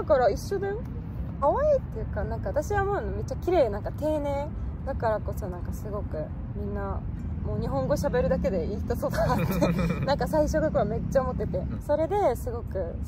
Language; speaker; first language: Japanese; non-native, fluent; Polish